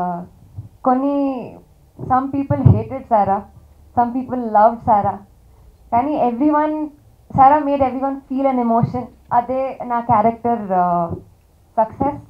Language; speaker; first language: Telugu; non-native, learner; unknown